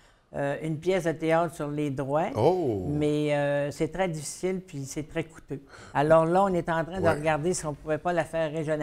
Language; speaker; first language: French; native; French